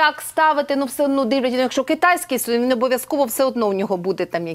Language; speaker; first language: Ukrainian; native; Ukrainian